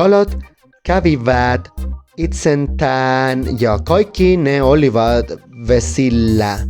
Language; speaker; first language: Finnish; non-native, learner; Spanish